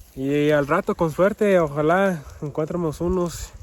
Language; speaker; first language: Spanish; early bilingual, other home language; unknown